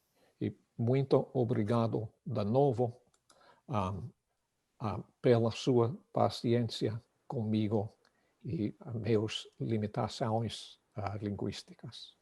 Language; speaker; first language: Portuguese; non-native, learner; English